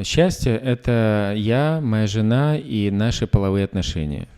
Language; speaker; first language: Russian; native; Russian